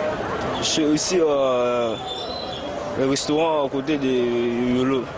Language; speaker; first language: French; non-native, learner; Lingala